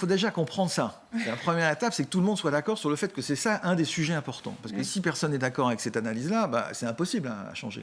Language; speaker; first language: French; native; French